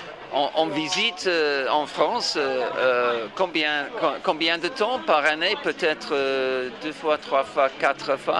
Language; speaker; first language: French; non-native, fluent; English